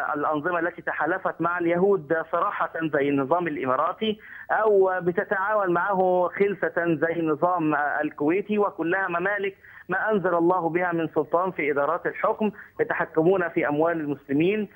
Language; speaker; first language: Arabic; native; Arabic